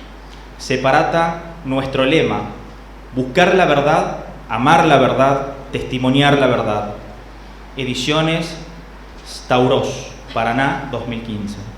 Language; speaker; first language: Spanish; native; Spanish